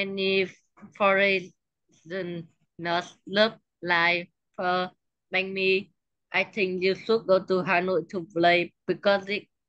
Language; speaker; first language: English; non-native, learner; Vietnamese